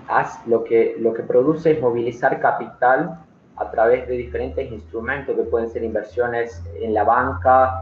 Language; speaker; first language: Spanish; native; Spanish